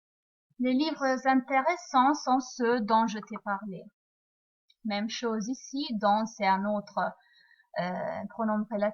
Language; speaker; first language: French; non-native, fluent; Italian